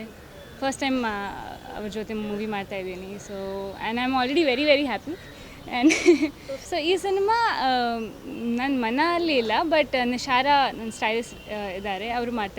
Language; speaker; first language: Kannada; non-native, fluent; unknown